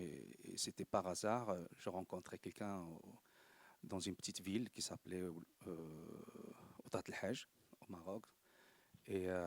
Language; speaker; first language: French; non-native, local second language; Arabic